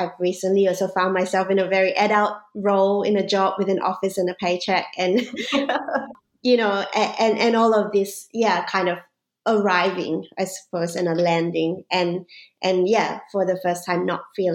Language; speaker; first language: English; native; English